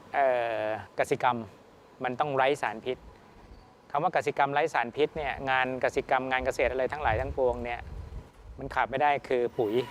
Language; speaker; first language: Thai; native; Thai